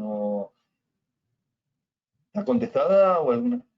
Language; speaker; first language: Spanish; native; Spanish